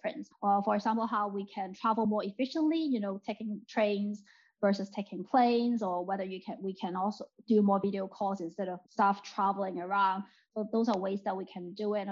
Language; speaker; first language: English; non-native, local second language; Cantonese